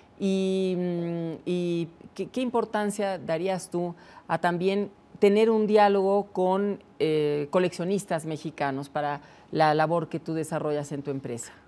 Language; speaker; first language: Spanish; native; Spanish